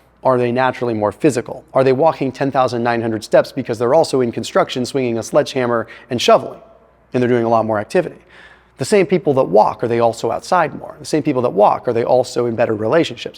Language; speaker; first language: English; native; English